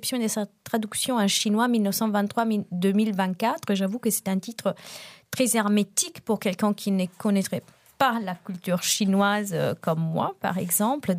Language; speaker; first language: French; non-native, fluent; Italian